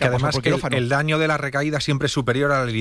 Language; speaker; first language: Spanish; native; Spanish